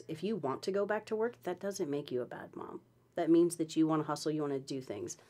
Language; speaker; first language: English; native; English